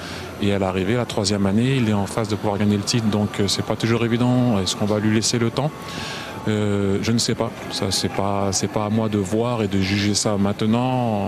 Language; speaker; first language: French; native; French